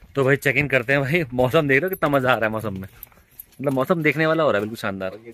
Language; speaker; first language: Hindi; native; Hindi